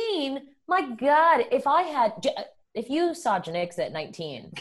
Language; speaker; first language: English; early bilingual, other home language; Spanish